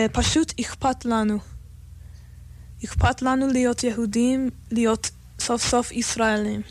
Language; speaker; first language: Hebrew; non-native, fluent; English